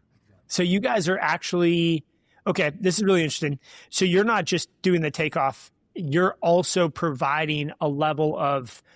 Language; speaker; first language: English; native; English